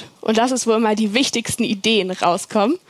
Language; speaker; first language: German; native; German